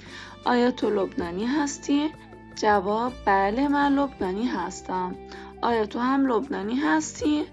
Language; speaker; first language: Persian; non-native, fluent; Arabic